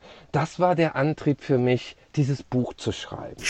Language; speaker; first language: German; native; German